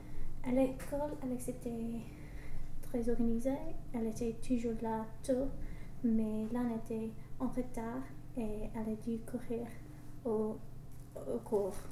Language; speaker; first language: French; non-native, learner; English